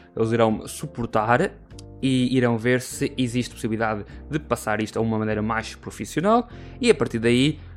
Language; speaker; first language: English; non-native, learner; Portuguese